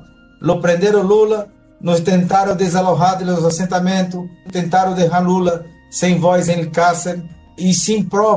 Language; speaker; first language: Spanish; non-native, local second language; Portuguese